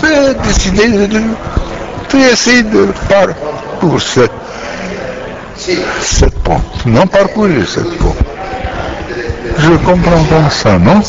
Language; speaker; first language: French; non-native, learner; Romanian